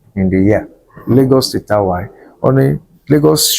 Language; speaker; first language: English; non-native, local second language; Yoruba